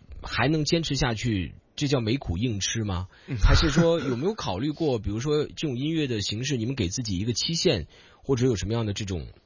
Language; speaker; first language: Chinese; native; Chinese